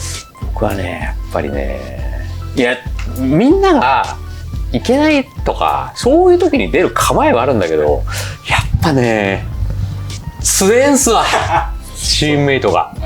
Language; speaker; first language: Japanese; native; Japanese